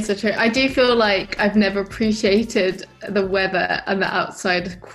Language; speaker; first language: English; native; English